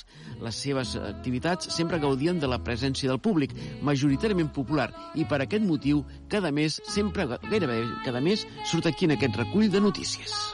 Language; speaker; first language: Catalan; native; Catalan